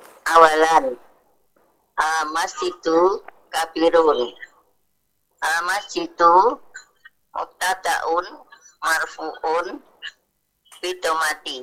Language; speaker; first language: Arabic; non-native, fluent; Indonesian